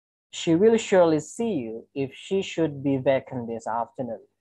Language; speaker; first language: English; non-native, fluent; Indonesian